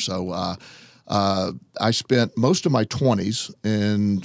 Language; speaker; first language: English; native; English